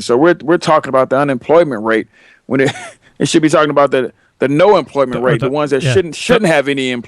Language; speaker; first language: English; native; English